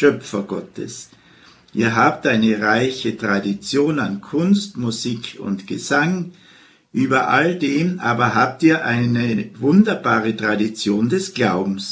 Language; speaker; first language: German; native; German